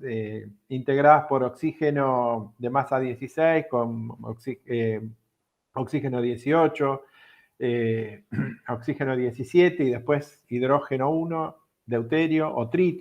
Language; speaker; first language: Spanish; native; Spanish